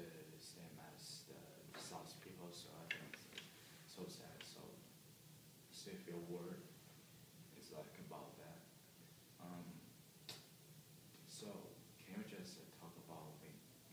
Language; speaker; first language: English; non-native, learner; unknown